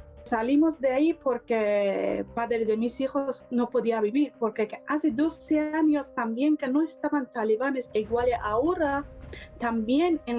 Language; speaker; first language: Spanish; non-native, learner; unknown